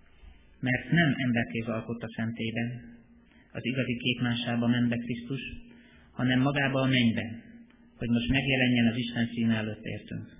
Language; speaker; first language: Hungarian; native; Hungarian